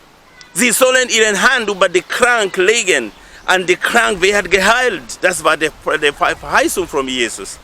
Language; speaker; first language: German; non-native, learner; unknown